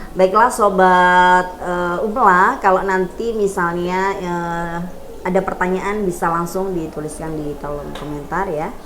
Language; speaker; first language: Indonesian; native; Indonesian